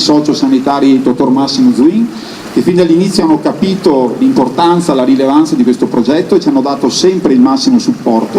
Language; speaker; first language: Italian; native; Italian